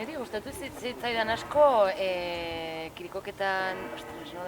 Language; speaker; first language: Basque; non-native, local second language; Spanish